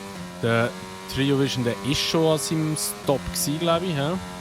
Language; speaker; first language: German; native; German